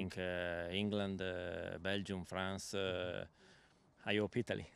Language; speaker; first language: English; non-native, learner; Italian